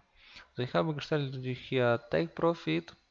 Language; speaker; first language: German; non-native, learner; Russian